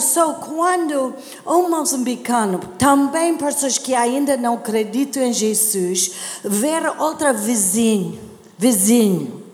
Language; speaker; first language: Portuguese; non-native, learner; English